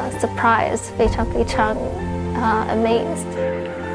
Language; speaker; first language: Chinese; non-native, learner; English